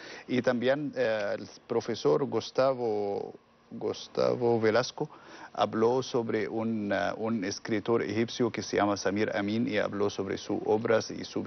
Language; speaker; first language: Spanish; non-native, learner; Arabic